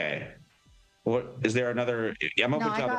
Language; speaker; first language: English; native; English